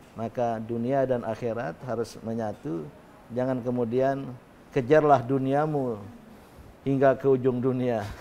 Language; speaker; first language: Indonesian; native; Indonesian